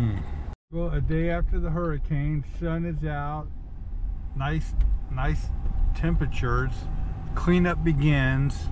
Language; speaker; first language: English; native; English